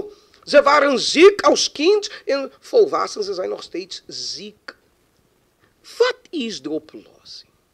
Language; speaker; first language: Dutch; non-native, fluent; Portuguese